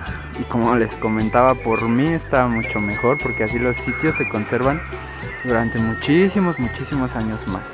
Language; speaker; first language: Spanish; native; Spanish